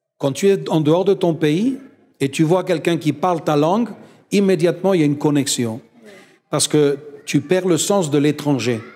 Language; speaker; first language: French; non-native, fluent; Spanish